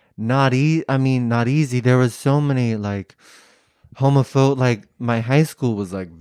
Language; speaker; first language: English; native; English